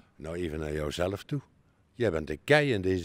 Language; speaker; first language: Dutch; native; Dutch